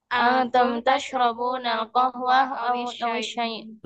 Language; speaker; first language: Arabic; non-native, learner; Indonesian